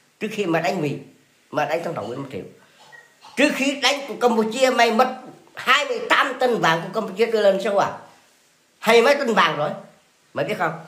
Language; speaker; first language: Vietnamese; non-native, local second language; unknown